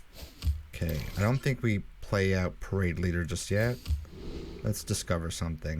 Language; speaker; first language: English; native; English